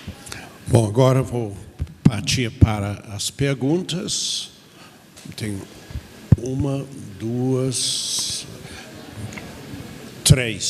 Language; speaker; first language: Portuguese; non-native, fluent; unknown